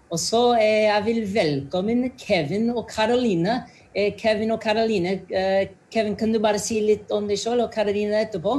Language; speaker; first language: Norwegian; non-native, fluent; English